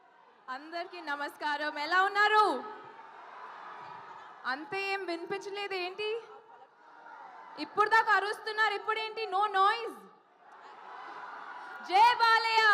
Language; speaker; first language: Telugu; non-native, fluent; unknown